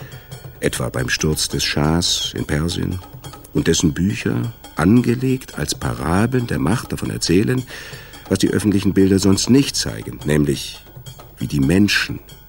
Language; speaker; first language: German; native; German